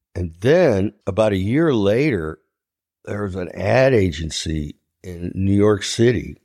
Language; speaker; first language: English; native; English